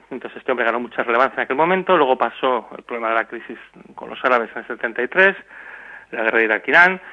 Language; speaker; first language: Spanish; native; Spanish